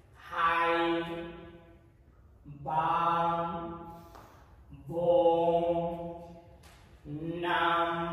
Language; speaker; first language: Vietnamese; non-native, learner; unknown